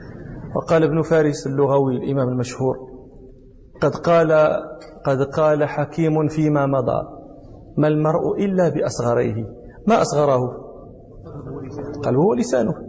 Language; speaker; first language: Arabic; native; Arabic